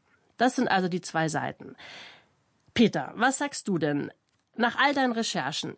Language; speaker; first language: German; native; German